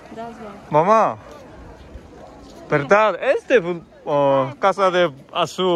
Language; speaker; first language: Spanish; non-native, learner; Korean